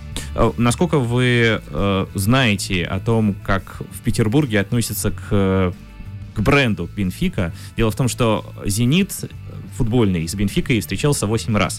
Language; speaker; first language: Russian; native; Russian